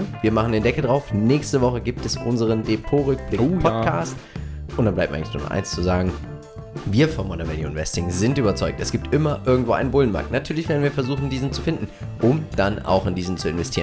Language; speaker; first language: German; native; German